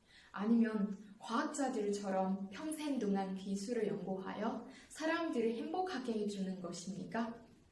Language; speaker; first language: Korean; non-native, fluent; Chinese